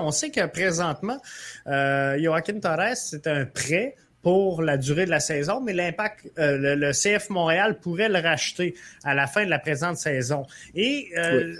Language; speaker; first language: French; native; French